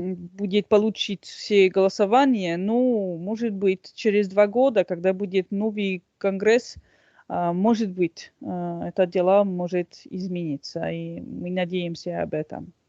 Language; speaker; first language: Russian; non-native, fluent; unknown